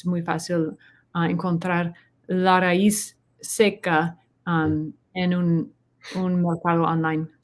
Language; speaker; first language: Spanish; non-native, learner; English